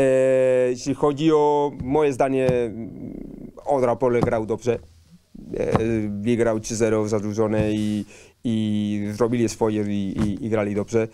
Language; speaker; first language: Polish; non-native, learner; Spanish